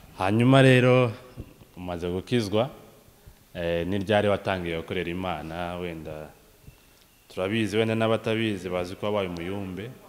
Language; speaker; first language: Kinyarwanda; native; Kinyarwanda